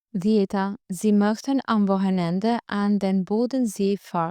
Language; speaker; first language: German; non-native, fluent; Albanian